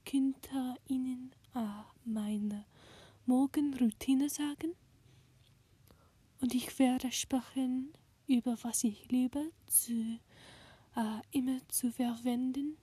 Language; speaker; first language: German; non-native, learner; English